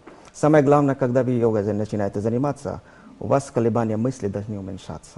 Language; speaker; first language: Russian; non-native, learner; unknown